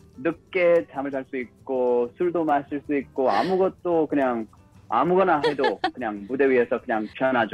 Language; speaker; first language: Korean; early bilingual, heritage; English